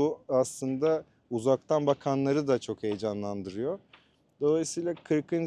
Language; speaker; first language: Turkish; native; Turkish